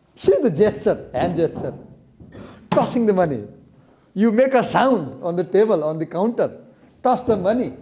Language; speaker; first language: English; non-native, local second language; Nepali